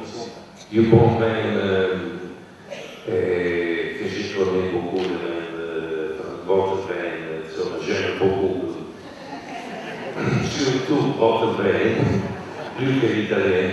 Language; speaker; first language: French; non-native, learner; Italian